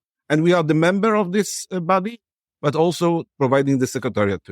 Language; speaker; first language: English; non-native, fluent; Polish